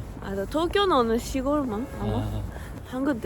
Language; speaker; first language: Korean; non-native, fluent; Japanese